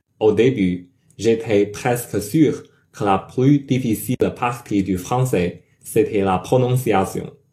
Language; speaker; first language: French; non-native, learner; Chinese